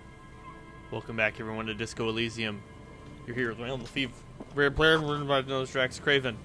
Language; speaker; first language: English; native; English